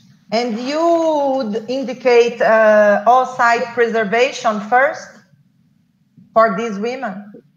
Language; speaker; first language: English; non-native, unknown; Portuguese